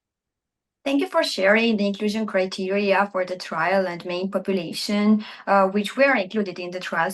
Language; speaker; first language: English; non-native, fluent; Armenian